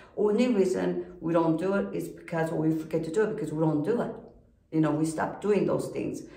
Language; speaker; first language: English; non-native, fluent; Korean